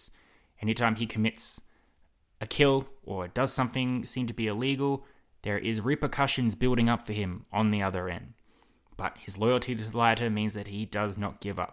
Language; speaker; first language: English; native; English